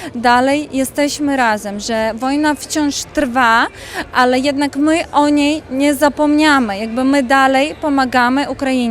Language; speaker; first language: Polish; non-native, learner; Ukrainian